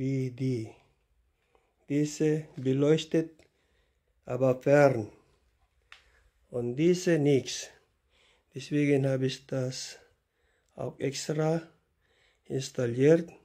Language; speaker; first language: German; non-native, learner; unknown